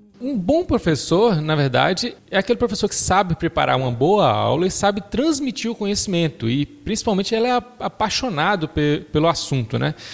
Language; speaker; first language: Portuguese; native; Portuguese